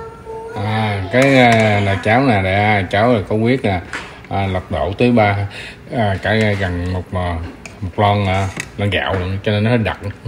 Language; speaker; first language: Vietnamese; native; Vietnamese